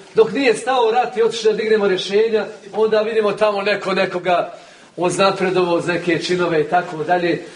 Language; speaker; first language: Bosnian; native; Bosnian